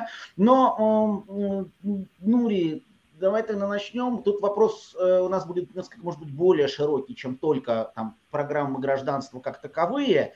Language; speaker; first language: Russian; native; Russian